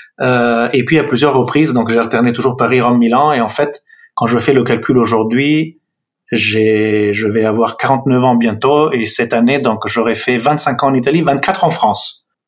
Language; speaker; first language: French; non-native, fluent; Italian